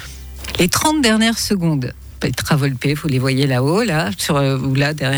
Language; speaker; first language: French; native; French